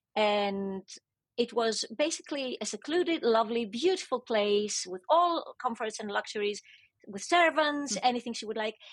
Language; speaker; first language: English; non-native, fluent; Greek